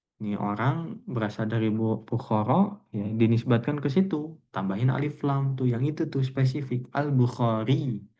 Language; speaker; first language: Indonesian; native; Indonesian